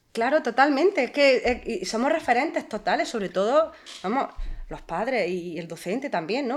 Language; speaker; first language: Spanish; native; Spanish